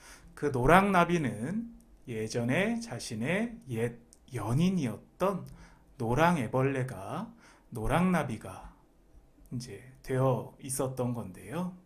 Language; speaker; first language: Korean; native; Korean